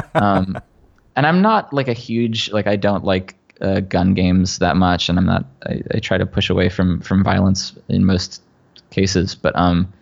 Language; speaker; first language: English; native; English